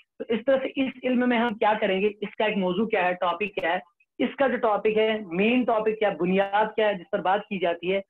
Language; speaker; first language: Urdu; non-native, local second language; Kashmiri